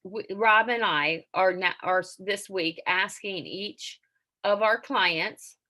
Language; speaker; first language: English; native; English